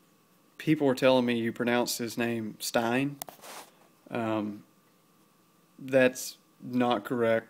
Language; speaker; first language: English; native; English